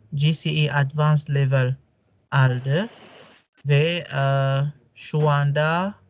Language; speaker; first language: Turkish; non-native, fluent; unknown